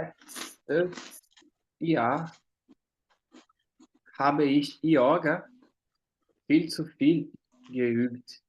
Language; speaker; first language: German; non-native, fluent; Portuguese